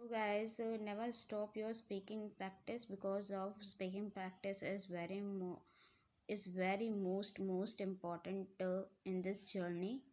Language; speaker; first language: English; non-native, learner; Hindi